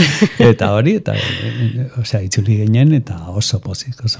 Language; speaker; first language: Basque; non-native, local second language; Spanish